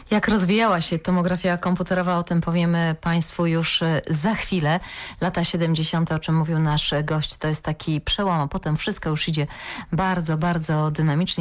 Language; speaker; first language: Polish; native; Polish